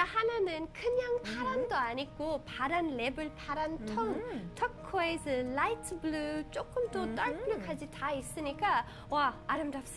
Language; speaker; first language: Korean; non-native, fluent; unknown